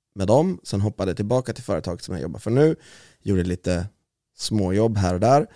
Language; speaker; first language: Swedish; native; Swedish